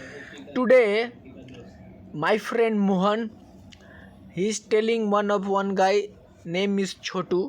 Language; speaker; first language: English; non-native, learner; Hindi